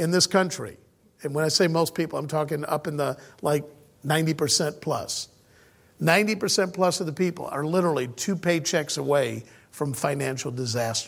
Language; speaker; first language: English; native; English